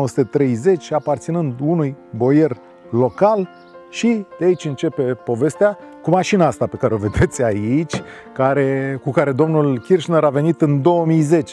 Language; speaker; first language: Romanian; native; Romanian